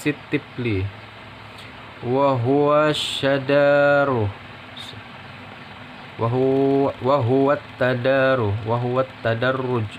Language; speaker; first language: Arabic; non-native, learner; Indonesian